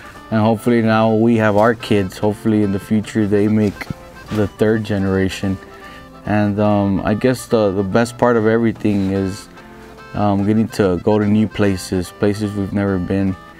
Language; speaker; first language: English; early bilingual, other home language; Spanish